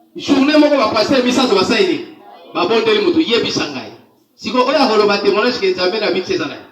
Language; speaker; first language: Lingala; native; Lingala